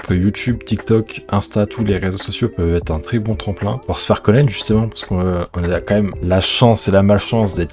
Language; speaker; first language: French; native; French